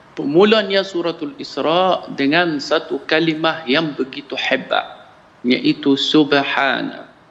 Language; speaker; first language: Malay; non-native, fluent; Arabic